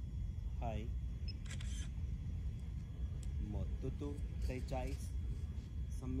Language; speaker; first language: Vietnamese; non-native, learner; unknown